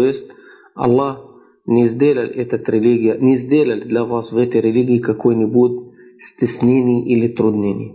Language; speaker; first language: Russian; non-native, fluent; Arabic